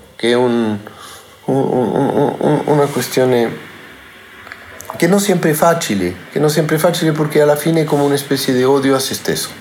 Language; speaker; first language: Italian; non-native, learner; Spanish